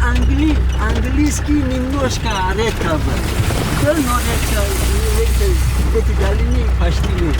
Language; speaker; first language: Russian; non-native, local second language; Tajik